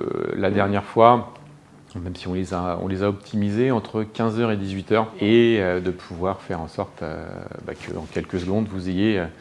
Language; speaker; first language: French; native; French